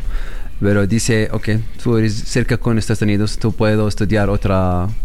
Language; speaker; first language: Spanish; non-native, learner; Arabic